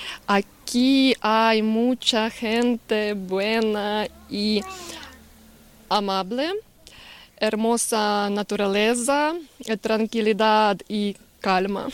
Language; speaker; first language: Spanish; non-native, learner; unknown